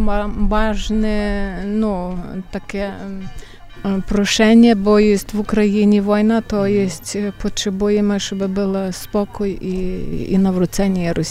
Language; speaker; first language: Polish; non-native, learner; Ukrainian